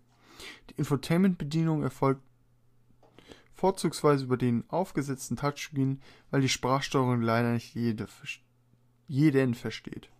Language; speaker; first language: German; native; German